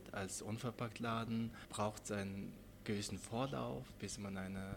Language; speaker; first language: German; non-native, fluent; Mongolian